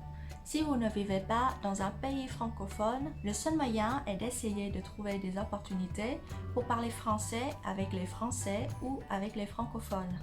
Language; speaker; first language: French; non-native, fluent; Vietnamese